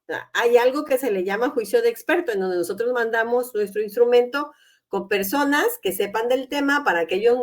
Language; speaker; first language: Spanish; native; Spanish